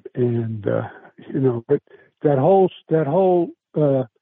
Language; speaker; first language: English; early bilingual, other home language; Italian